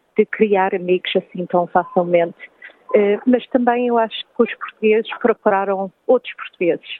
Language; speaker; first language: Portuguese; early bilingual, heritage; English